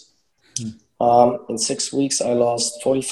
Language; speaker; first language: English; early bilingual, other home language; German